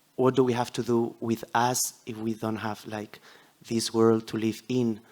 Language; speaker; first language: English; non-native, fluent; Catalan